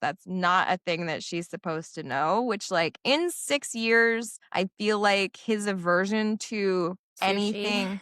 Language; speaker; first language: English; native; English